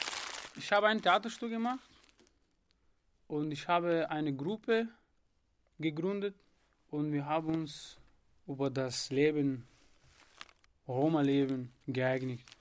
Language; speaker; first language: German; non-native, fluent; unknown